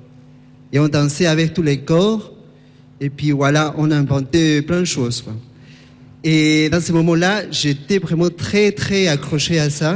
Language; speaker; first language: French; non-native, fluent; Spanish